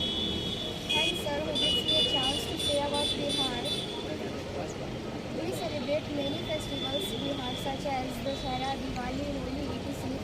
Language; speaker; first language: English; non-native, learner; Hindi